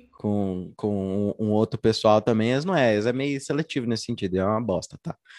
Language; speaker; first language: Portuguese; native; Portuguese